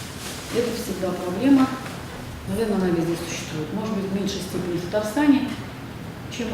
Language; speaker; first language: Russian; native; Russian